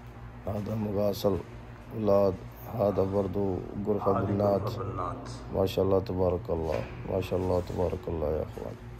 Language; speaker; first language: Arabic; non-native, learner; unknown